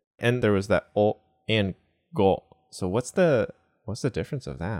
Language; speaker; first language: English; native; English